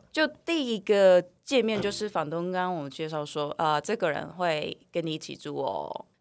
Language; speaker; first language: Chinese; non-native, fluent; Japanese